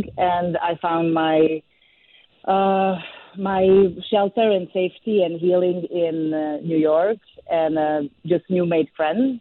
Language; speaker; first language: English; non-native, fluent; Serbian